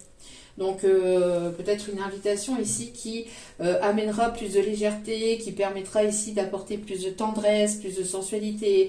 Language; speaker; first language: French; native; French